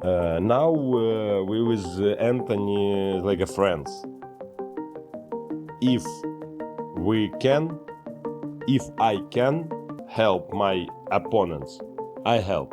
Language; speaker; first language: English; non-native, learner; Ukrainian